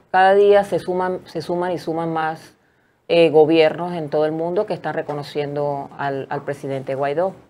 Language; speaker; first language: Spanish; native; Spanish